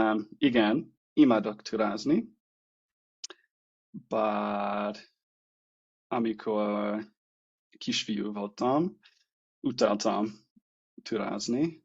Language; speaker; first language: Hungarian; non-native, learner; English